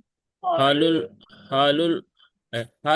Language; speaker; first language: Arabic; non-native, learner; Indonesian